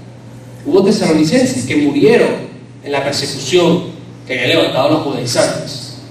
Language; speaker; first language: Spanish; native; Spanish